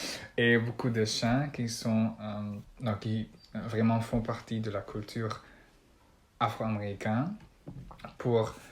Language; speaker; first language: French; non-native, learner; Dutch